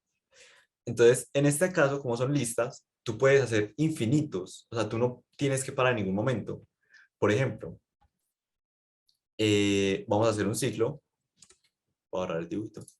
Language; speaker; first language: Spanish; native; Spanish